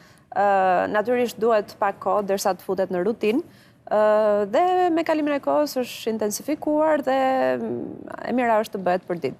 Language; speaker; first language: Albanian; native; Albanian